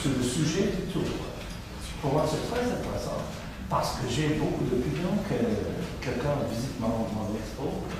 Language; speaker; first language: French; non-native, learner; English